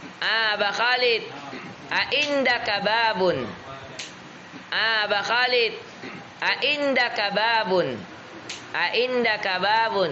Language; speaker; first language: Arabic; non-native, fluent; Indonesian